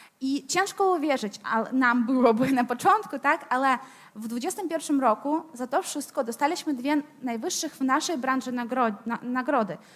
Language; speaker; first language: Polish; non-native, fluent; Ukrainian